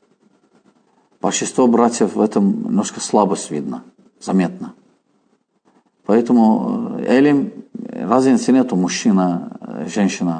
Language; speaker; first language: Russian; non-native, fluent; Azerbaijani